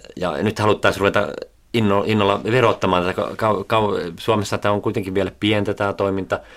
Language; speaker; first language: Finnish; native; Finnish